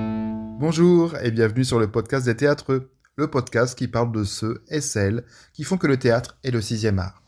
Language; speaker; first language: French; native; French